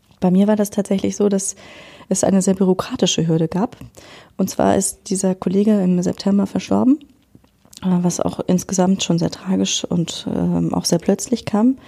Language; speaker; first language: German; native; German